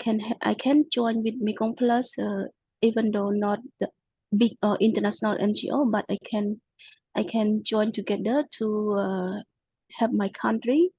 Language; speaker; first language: English; non-native, local second language; Khmer